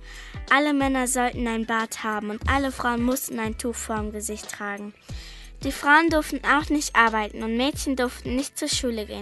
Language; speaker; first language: German; early bilingual, other home language; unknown